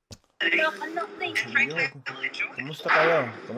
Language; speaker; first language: Filipino; non-native, learner; English